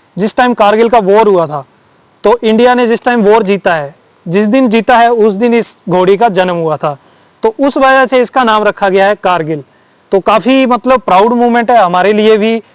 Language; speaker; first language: Hindi; native; Hindi